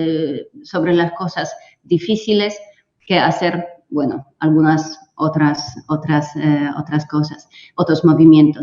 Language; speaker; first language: Spanish; non-native, fluent; Polish